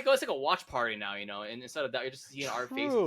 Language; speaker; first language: English; native; English